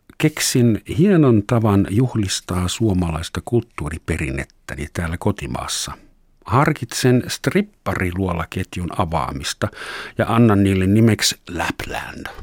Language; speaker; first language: Finnish; non-native, fluent; German